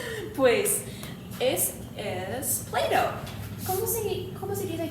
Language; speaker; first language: Spanish; non-native, learner; English